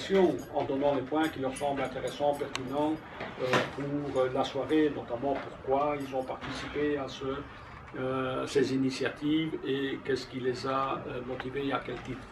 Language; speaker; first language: French; native; French